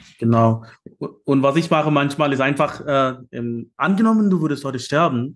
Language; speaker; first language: German; non-native, learner; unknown